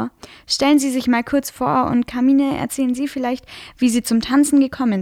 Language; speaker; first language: German; native; German